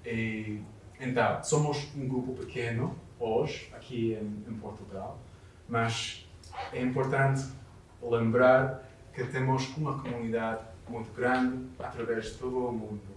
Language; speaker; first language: Portuguese; non-native, learner; English